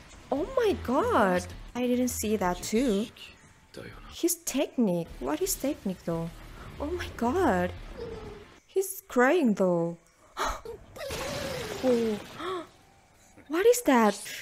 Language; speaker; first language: English; non-native, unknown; Indonesian